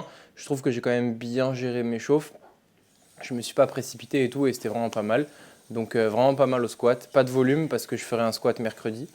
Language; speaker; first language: French; native; French